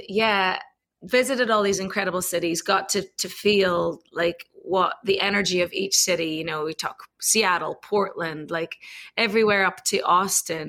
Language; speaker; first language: English; native; English